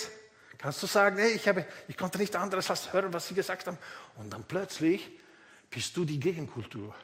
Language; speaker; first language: German; non-native, fluent; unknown